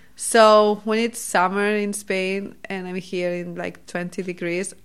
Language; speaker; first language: English; non-native, fluent; Spanish